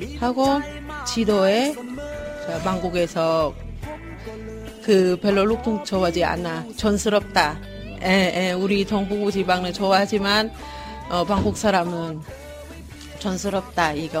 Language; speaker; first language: Korean; non-native, learner; Thai